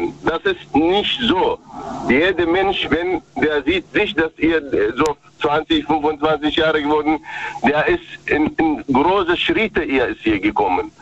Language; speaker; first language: German; non-native, learner; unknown